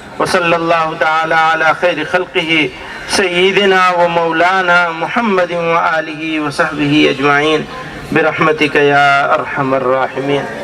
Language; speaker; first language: Urdu; native; Urdu